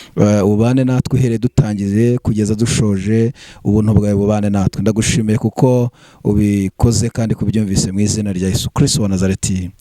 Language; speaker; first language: Kinyarwanda; native; Kinyarwanda